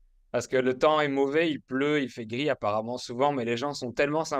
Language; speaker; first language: French; native; French